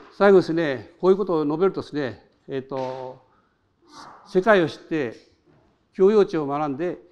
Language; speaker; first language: Japanese; native; Japanese